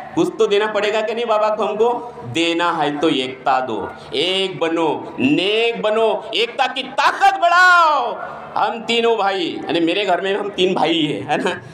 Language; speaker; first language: Hindi; non-native, local second language; Marathi